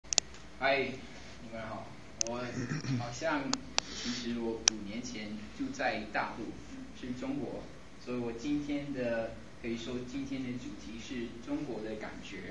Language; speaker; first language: Chinese; non-native, fluent; English